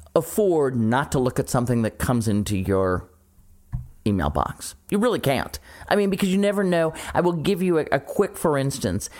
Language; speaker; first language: English; native; English